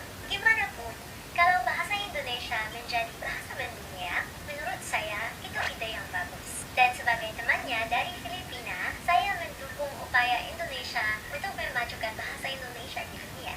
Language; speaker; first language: Indonesian; non-native, fluent; Filipino